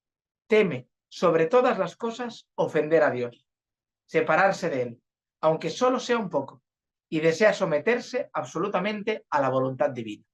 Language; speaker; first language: Spanish; native; Spanish